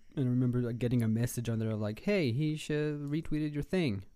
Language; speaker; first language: English; non-native, fluent; Hebrew